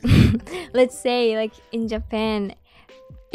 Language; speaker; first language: English; non-native, fluent; Japanese